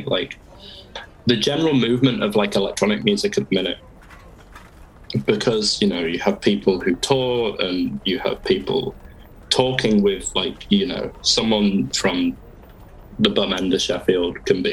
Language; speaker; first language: English; native; English